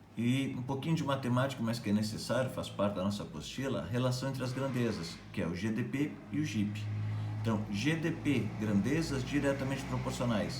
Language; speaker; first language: Portuguese; native; Portuguese